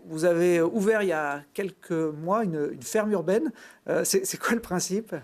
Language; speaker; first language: French; native; French